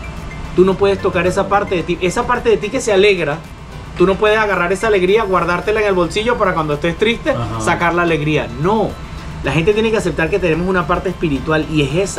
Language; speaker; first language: Spanish; native; Spanish